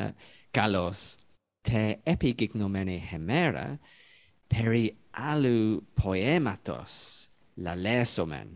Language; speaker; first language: Greek; non-native, learner; English